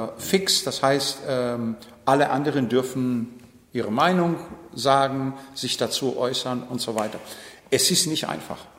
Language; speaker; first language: German; non-native, fluent; Greek